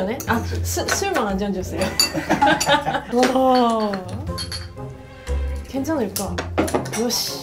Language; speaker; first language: Korean; non-native, fluent; Japanese